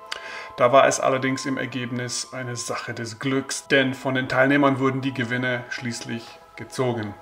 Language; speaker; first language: German; native; German